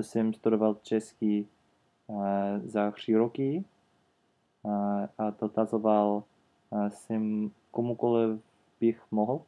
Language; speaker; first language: Czech; non-native, learner; English